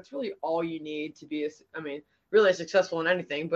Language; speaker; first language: English; native; English